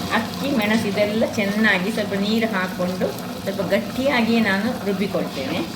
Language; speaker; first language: Kannada; non-native, local second language; Tulu